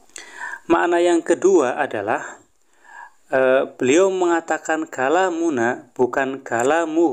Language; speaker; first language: Indonesian; native; Indonesian